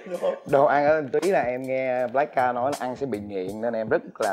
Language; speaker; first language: Vietnamese; native; Vietnamese